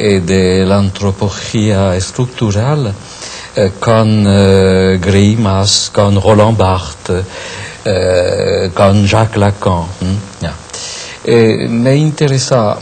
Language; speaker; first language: Spanish; non-native, fluent; French